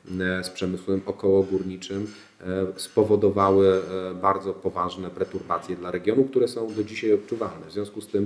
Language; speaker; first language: Polish; native; Polish